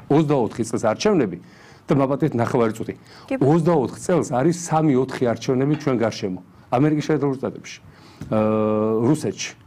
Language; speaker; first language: Georgian; native; Georgian